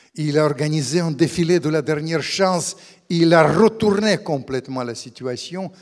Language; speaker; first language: French; non-native, fluent; Ukrainian